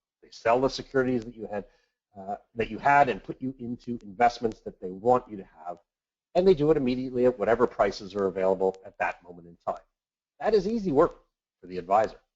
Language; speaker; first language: English; native; English